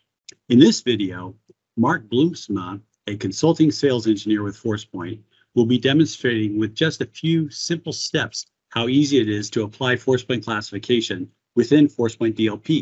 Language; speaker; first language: English; native; English